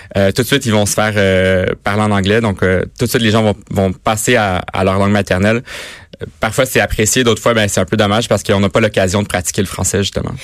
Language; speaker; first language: French; native; French